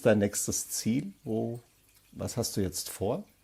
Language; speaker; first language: German; native; German